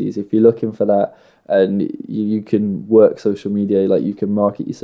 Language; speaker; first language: English; native; English